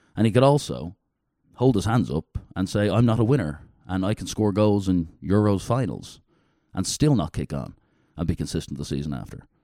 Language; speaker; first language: English; native; English